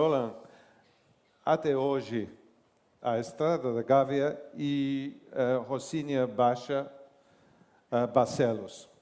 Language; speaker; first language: Portuguese; non-native, learner; English